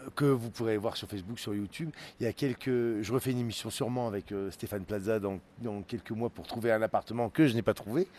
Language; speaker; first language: French; native; French